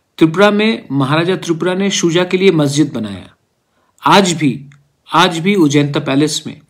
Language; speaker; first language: Hindi; non-native, local second language; Kok Borok